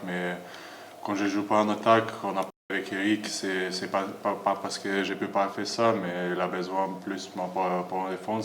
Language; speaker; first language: French; non-native, learner; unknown